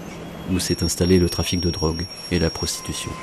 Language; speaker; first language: French; native; French